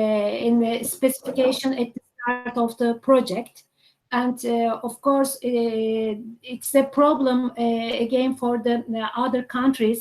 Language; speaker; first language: English; non-native, learner; Turkish